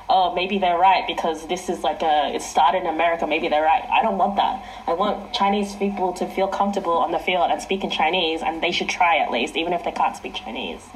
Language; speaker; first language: English; early bilingual, other home language; Chinese